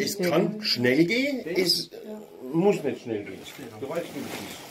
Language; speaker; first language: German; native; German